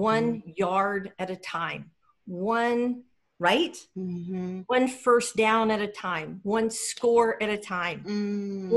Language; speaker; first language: English; native; English